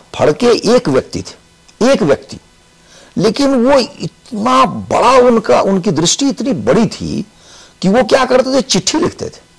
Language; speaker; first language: Hindi; native; Hindi